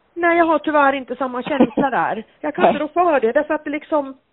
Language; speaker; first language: Swedish; native; Swedish